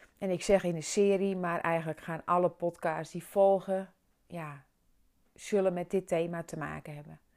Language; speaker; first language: Dutch; non-native, local second language; Western Frisian